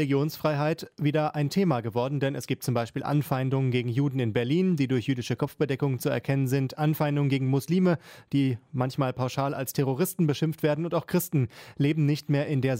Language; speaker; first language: German; native; German